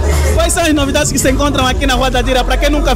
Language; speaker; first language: Portuguese; native; Portuguese